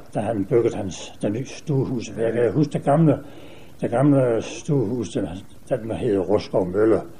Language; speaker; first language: Danish; native; Danish